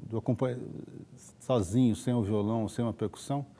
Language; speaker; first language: Portuguese; native; Portuguese